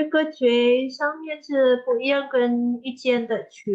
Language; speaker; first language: Chinese; non-native, learner; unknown